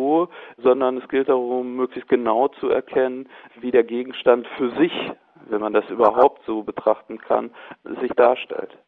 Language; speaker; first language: German; native; German